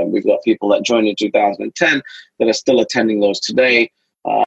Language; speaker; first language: English; native; English